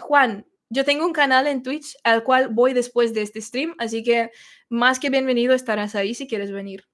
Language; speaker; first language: Spanish; non-native, fluent; Russian